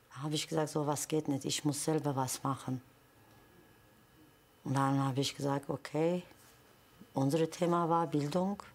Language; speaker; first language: German; non-native, fluent; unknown